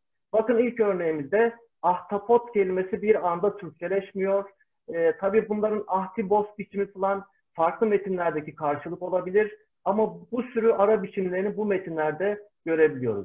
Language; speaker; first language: Turkish; native; Turkish